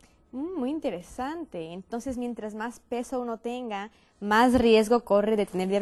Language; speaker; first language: Spanish; native; Spanish